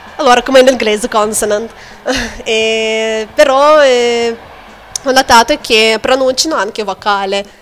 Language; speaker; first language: Italian; non-native, learner; Lithuanian